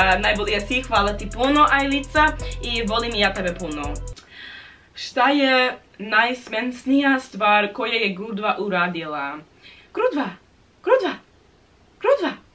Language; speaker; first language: Bosnian; non-native, learner; English